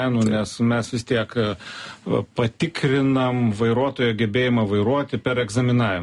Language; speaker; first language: Lithuanian; native; Lithuanian